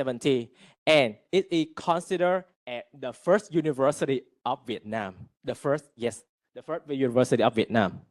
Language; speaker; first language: English; non-native, fluent; Vietnamese